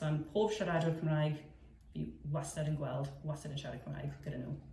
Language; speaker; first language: Welsh; non-native, fluent; English